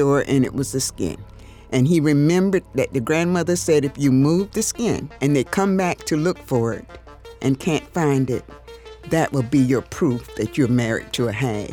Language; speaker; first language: English; native; English